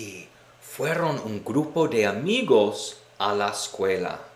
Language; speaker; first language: Spanish; non-native, fluent; English